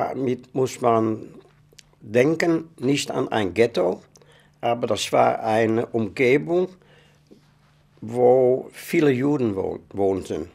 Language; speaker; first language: German; non-native, fluent; Dutch